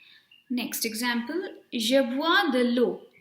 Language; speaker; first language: French; non-native, fluent; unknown